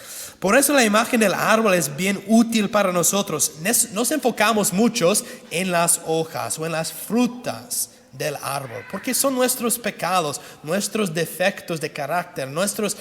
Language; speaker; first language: Spanish; non-native, fluent; English